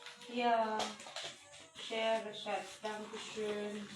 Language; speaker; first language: German; non-native, learner; Filipino